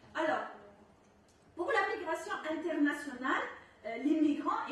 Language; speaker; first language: French; non-native, local second language; Arabic